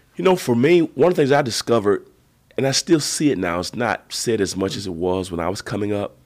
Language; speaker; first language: English; native; English